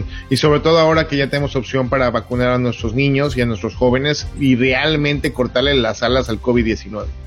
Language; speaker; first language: Spanish; native; Spanish